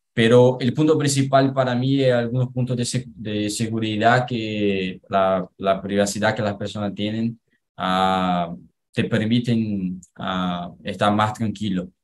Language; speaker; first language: Spanish; non-native, learner; Portuguese